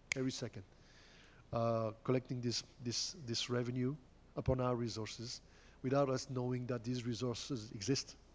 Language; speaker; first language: English; non-native, fluent; French